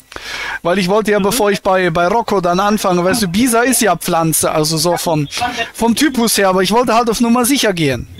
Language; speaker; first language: German; native; German